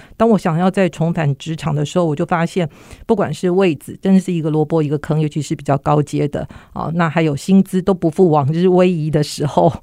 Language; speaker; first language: Chinese; native; Chinese